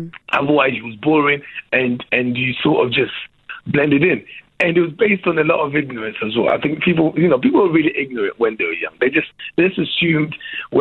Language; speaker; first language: English; early bilingual, other home language; Lingala